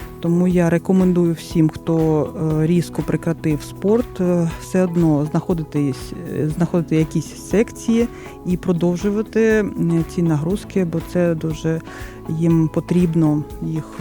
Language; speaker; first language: Ukrainian; non-native, local second language; Russian